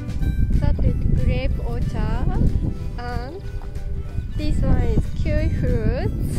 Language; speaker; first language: English; non-native, learner; Japanese